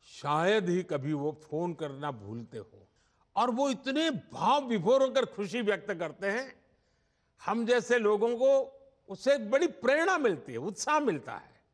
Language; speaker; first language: Hindi; non-native, local second language; Gujarati